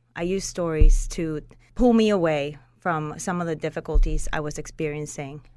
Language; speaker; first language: English; non-native, fluent; Spanish